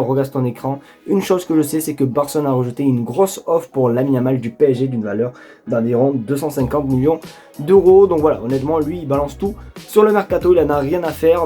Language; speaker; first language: French; native; French